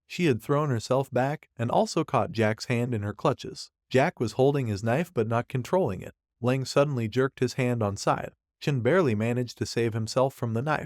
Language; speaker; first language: English; non-native, local second language; Hindi